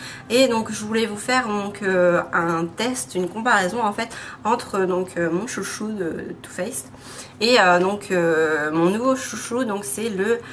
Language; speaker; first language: French; native; French